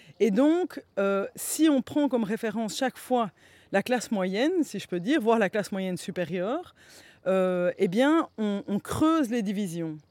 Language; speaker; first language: French; native; French